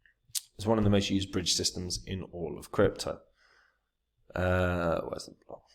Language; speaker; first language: English; native; English